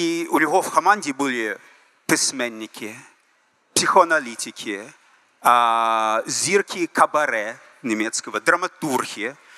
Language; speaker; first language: Ukrainian; early bilingual, heritage; Ukrainian